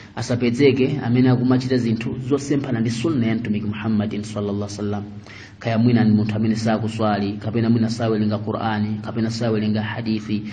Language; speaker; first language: Nyanja; non-native, local second language; Yao